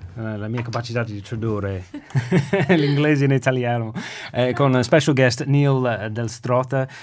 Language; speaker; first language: Italian; native; Italian